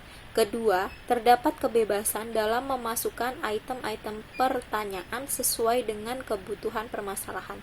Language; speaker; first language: Indonesian; native; Indonesian